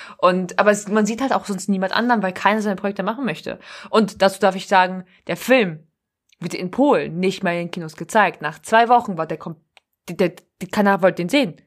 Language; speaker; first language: German; early bilingual, other home language; Polish